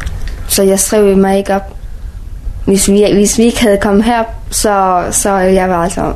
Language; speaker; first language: Danish; early bilingual, other home language; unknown